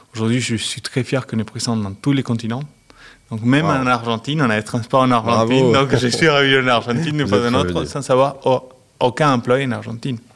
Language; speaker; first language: French; non-native, fluent; Spanish